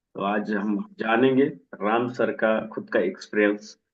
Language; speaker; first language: Hindi; non-native, local second language; Marathi